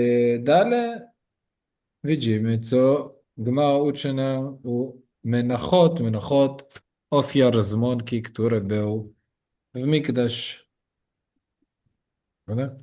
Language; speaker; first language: Polish; non-native, learner; Hebrew